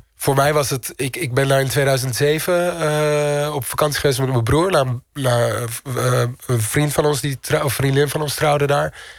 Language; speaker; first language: Dutch; early bilingual, other home language; Turkish